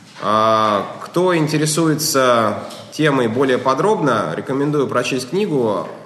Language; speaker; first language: Russian; native; Russian